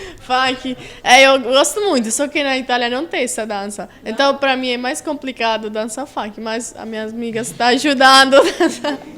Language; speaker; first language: Portuguese; non-native, learner; Italian